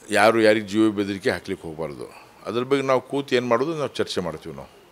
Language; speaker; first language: Kannada; non-native, local second language; Lambadi